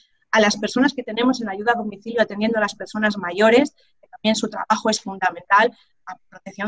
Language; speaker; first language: Spanish; native; Spanish